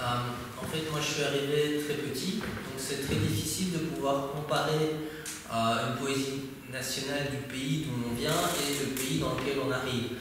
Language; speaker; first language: French; early bilingual, other home language; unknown